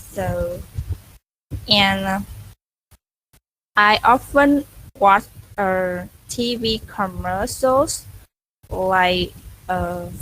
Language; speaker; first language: English; non-native, learner; Vietnamese